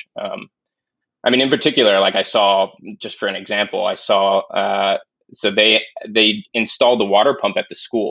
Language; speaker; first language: English; native; English